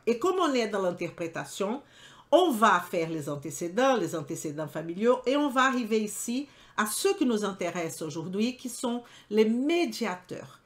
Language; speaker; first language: French; non-native, fluent; Portuguese